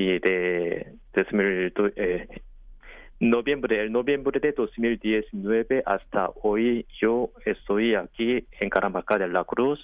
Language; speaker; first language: Spanish; non-native, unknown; Korean